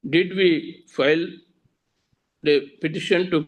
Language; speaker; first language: English; non-native, learner; Telugu